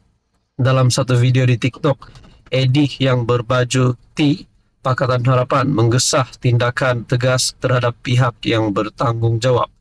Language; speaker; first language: Malay; native; Malay